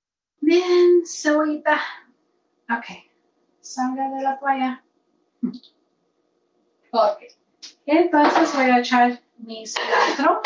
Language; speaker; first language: Spanish; early bilingual, heritage; Spanish